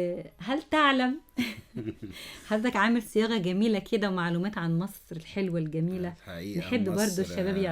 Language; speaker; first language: Arabic; native; Arabic